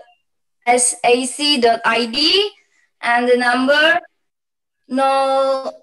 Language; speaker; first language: English; non-native, learner; Indonesian